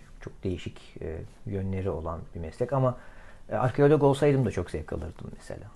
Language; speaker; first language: Turkish; native; Turkish